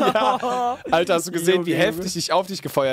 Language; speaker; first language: German; native; German